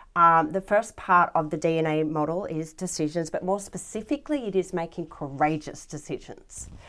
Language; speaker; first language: English; native; English